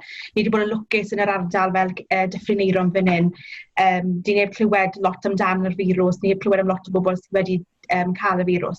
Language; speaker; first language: Welsh; native; Welsh